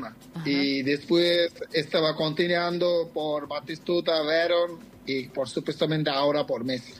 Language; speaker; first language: Spanish; non-native, fluent; Bangla